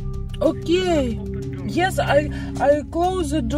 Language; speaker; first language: English; non-native, learner; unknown